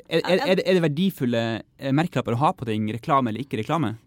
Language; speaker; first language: Norwegian; native; Norwegian